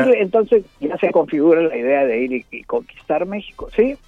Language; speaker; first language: Spanish; native; Spanish